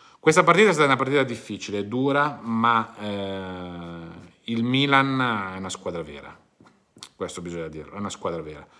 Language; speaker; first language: Italian; native; Italian